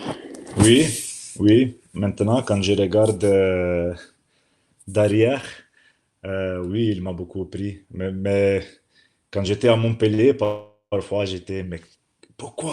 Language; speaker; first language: French; non-native, learner; Slovenian